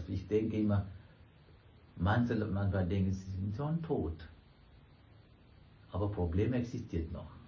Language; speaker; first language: German; non-native, fluent; Sinhala